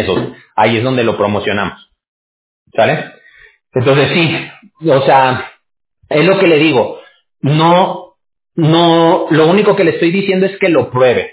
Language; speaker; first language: Spanish; native; Spanish